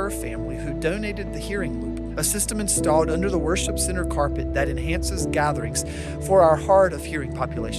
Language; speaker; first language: English; native; English